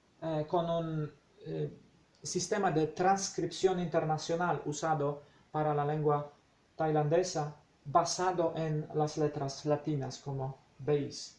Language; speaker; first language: Spanish; non-native, fluent; Polish